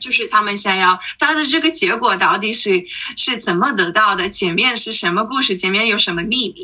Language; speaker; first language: Chinese; non-native, fluent; Russian